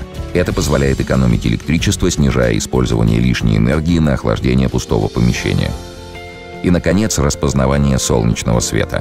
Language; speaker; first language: Russian; native; Russian